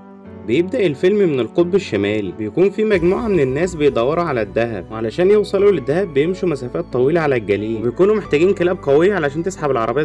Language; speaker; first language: Arabic; native; Arabic